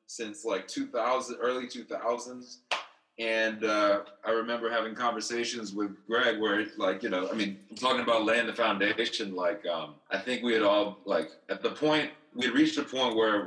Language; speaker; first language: English; native; English